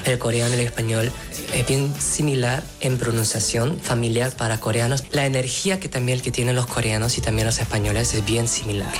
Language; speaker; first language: Spanish; non-native, fluent; Korean